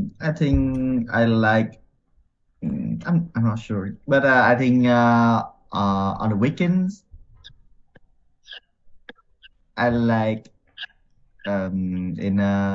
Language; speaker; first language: English; non-native, learner; Vietnamese